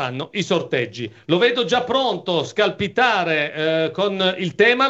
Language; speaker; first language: Italian; native; Italian